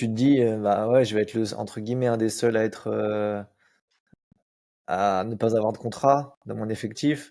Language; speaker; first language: French; native; French